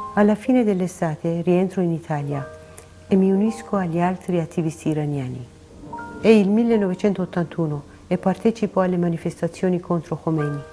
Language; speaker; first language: Italian; non-native, fluent; Persian